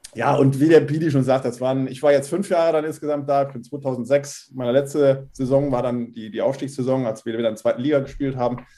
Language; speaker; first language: German; non-native, fluent; Czech